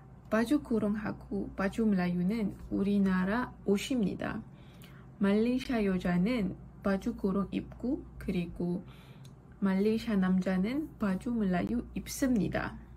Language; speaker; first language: Korean; non-native, learner; Malay